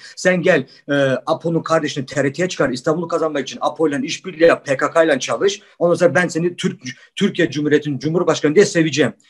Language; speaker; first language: Turkish; early bilingual, heritage; Turkish